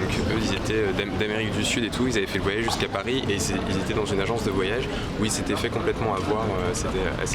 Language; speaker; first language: French; native; French